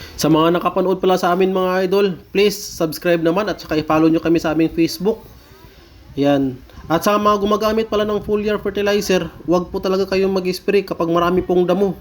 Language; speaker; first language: Filipino; non-native, local second language; Hiligaynon